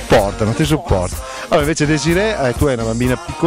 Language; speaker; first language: Italian; native; Italian